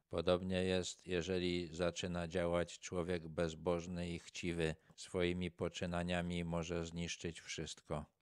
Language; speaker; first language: Polish; native; Polish